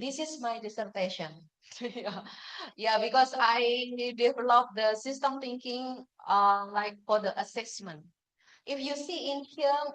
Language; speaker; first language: English; non-native, fluent; Indonesian